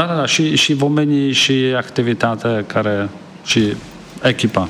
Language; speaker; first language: Romanian; non-native, fluent; Czech